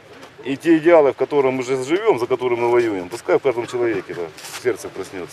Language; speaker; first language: Russian; native; Russian